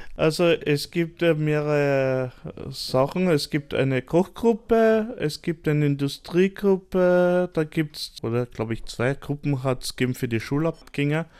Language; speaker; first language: German; early bilingual, other home language; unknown